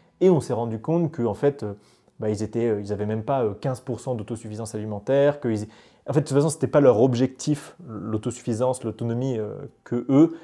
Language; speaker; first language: French; native; French